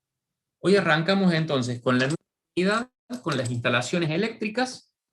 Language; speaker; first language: Spanish; native; Spanish